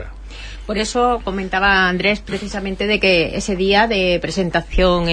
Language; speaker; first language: Spanish; native; Spanish